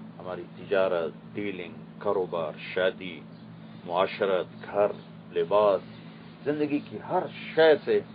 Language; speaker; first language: Urdu; non-native, local second language; Punjabi